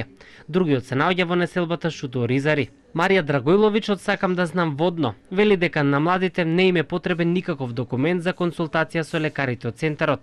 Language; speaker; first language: Macedonian; native; Macedonian